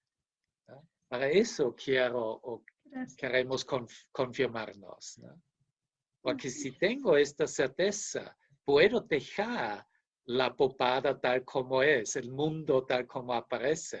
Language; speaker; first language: Spanish; non-native, fluent; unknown